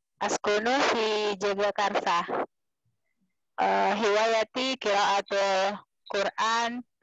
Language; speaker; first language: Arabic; non-native, learner; Indonesian